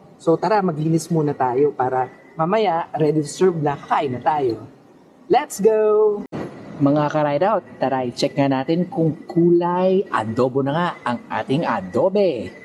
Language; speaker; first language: Filipino; non-native, local second language; Pangasinan